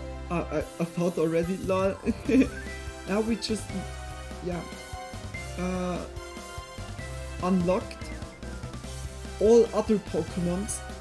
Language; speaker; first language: English; non-native, fluent; Swiss German